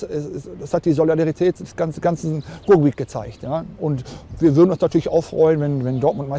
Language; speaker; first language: German; native; German